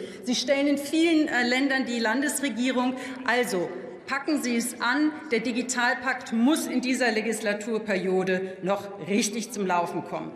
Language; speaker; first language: German; native; German